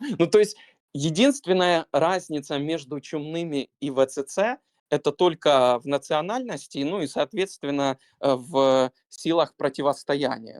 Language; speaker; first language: Russian; native; Russian